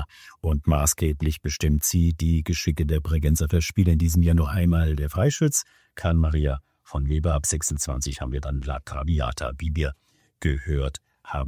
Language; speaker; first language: German; native; German